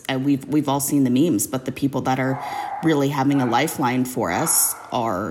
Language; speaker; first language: English; native; English